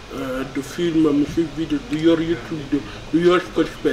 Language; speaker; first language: Swedish; non-native, learner; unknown